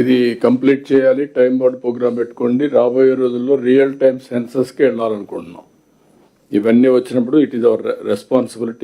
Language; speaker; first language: Telugu; native; Telugu